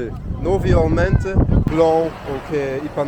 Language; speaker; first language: Portuguese; non-native, learner; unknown